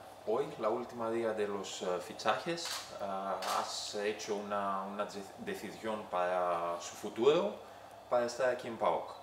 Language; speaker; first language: Spanish; non-native, learner; Greek